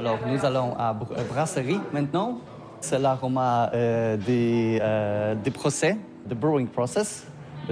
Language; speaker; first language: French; non-native, learner; Polish